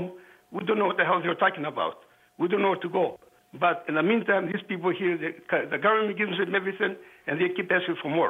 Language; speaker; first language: English; non-native, fluent; Greek